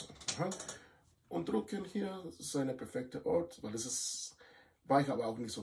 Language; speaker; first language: German; non-native, fluent; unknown